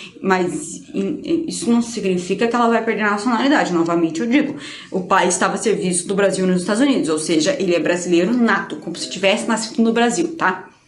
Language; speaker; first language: Portuguese; native; Portuguese